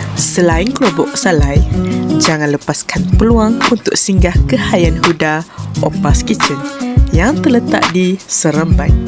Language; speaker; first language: Malay; native; Malay